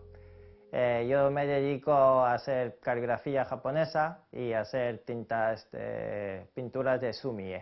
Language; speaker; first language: Spanish; non-native, fluent; Japanese